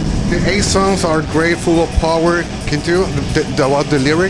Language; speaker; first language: English; non-native, learner; Spanish